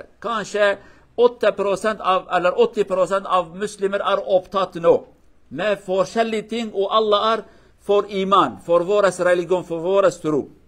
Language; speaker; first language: Swedish; non-native, fluent; Kurdish